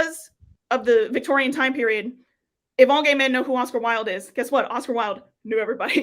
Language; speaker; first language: English; native; English